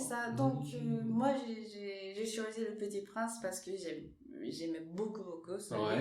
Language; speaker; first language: French; non-native, fluent; Japanese